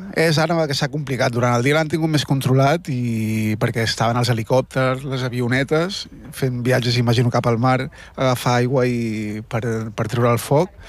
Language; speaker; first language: Catalan; native; Catalan